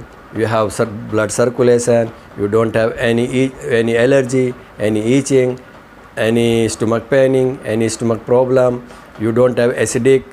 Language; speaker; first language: English; non-native, learner; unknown